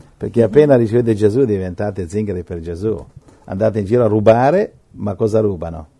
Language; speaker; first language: Italian; native; Italian